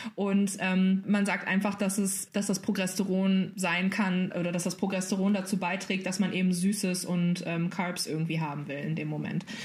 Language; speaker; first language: German; native; German